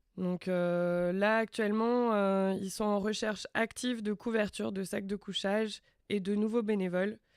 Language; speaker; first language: French; native; French